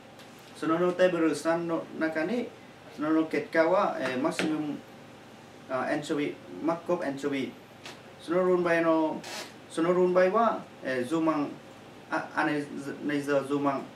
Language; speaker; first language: Japanese; non-native, learner; Chinese